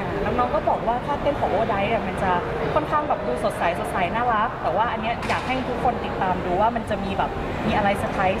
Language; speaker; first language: Thai; native; Thai